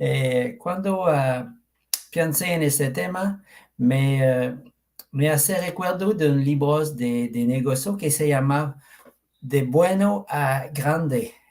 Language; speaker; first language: Spanish; non-native, fluent; French